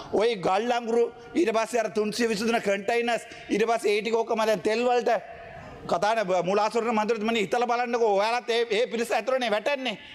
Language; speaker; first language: Sinhala; non-native, local second language; Tamil